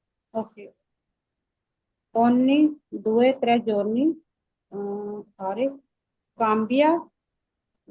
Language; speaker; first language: Italian; non-native, learner; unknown